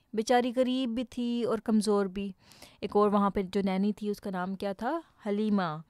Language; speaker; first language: Urdu; native; Urdu